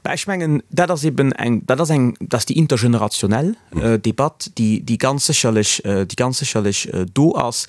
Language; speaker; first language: Luxembourgish; native; Luxembourgish